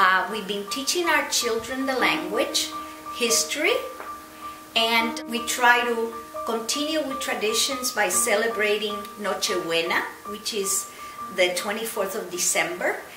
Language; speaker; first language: English; non-native, fluent; Spanish